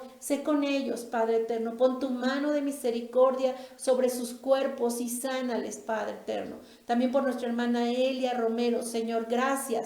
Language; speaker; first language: Spanish; native; Spanish